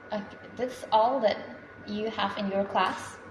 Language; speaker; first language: English; non-native, fluent; Indonesian